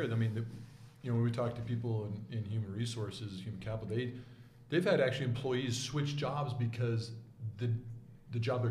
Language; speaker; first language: English; native; English